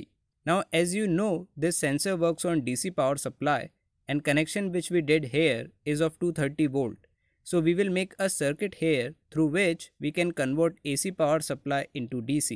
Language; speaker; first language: English; non-native, local second language; Hindi